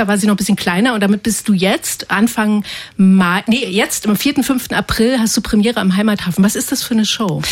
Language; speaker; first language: German; native; German